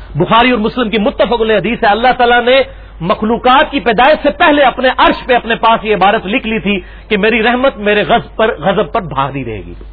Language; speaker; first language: Urdu; non-native, local second language; Punjabi